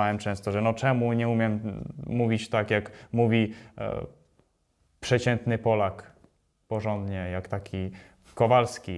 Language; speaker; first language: Polish; non-native, fluent; Ukrainian